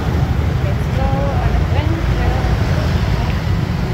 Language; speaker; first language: English; non-native, learner; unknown